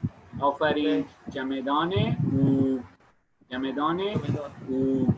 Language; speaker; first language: Persian; non-native, fluent; Urdu